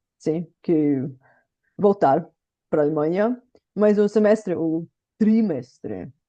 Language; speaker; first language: Portuguese; non-native, fluent; Bulgarian